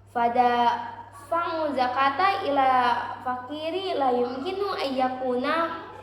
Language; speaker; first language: Arabic; non-native, learner; Indonesian